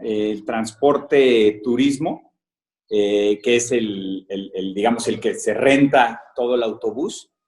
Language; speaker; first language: Spanish; native; Spanish